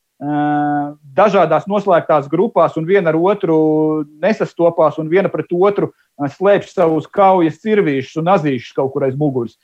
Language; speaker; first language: Latvian; native; Latvian